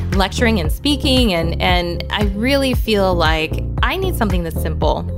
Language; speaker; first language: English; early bilingual, other home language; Norwegian